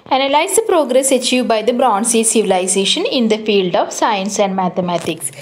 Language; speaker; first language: English; non-native, local second language; Malayalam